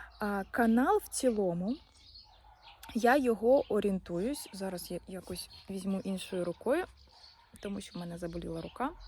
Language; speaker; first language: Ukrainian; non-native, local second language; Russian